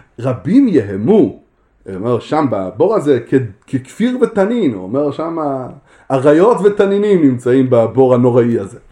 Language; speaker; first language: Hebrew; native; Hebrew